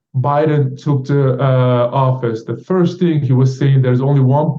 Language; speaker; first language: English; non-native, fluent; Turkish